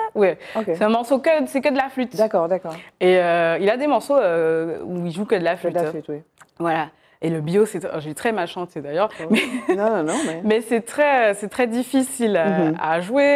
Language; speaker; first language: French; native; French